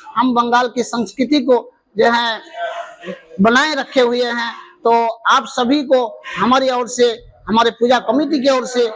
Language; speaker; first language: Hindi; non-native, local second language; Bangla